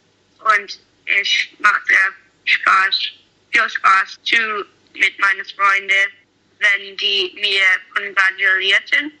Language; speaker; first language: German; non-native, learner; English